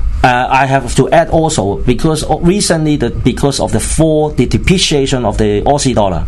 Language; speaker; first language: English; non-native, local second language; Cantonese